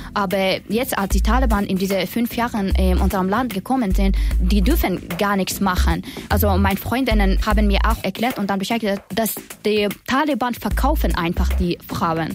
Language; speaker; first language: German; non-native, learner; Persian